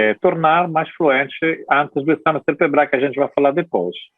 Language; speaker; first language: Portuguese; non-native, fluent; Italian